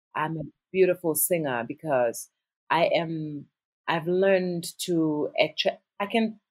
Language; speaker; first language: English; non-native, local second language; Northern Sotho